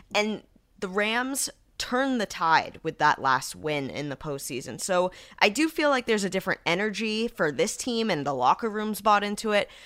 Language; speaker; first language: English; native; English